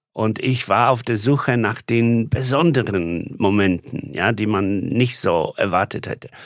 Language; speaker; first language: German; non-native, fluent; Polish